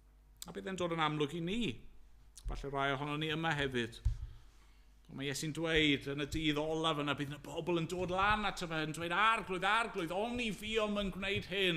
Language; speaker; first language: Welsh; native; Welsh